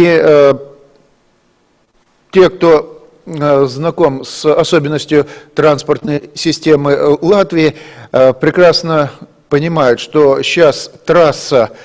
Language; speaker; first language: Russian; native; Russian